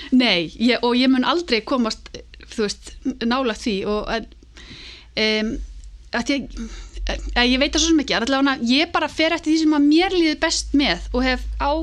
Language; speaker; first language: Icelandic; native; Icelandic